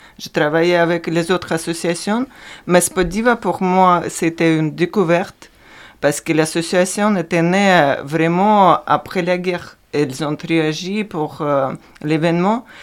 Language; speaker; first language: French; non-native, fluent; Ukrainian